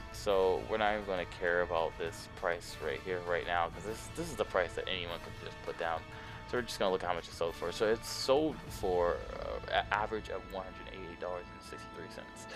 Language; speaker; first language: English; native; English